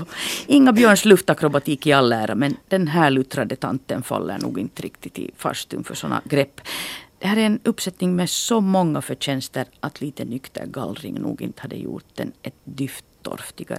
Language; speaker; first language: Swedish; native; Swedish